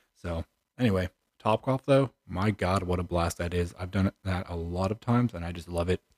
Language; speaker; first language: English; native; English